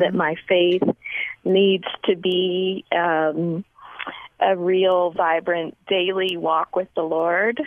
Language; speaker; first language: English; early bilingual, other home language; Spanish